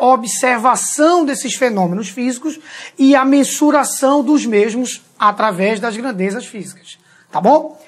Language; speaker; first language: Portuguese; native; Portuguese